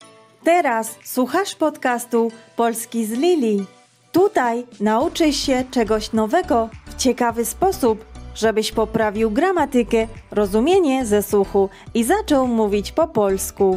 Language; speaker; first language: Polish; non-native, fluent; Georgian